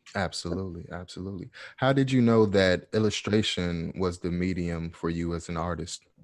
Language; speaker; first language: English; native; English